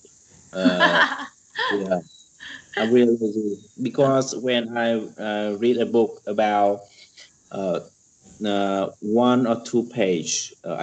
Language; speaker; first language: English; non-native, learner; Vietnamese